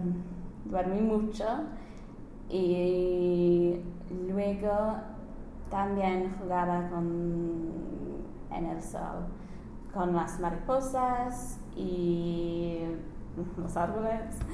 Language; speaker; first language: Spanish; non-native, learner; English